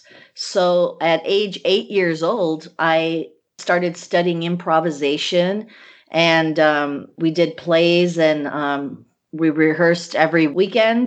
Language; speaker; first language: English; early bilingual, other home language; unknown